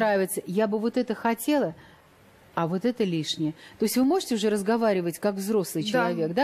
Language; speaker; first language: Russian; native; Russian